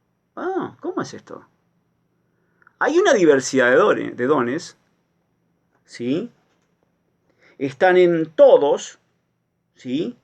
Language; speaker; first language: Spanish; native; Spanish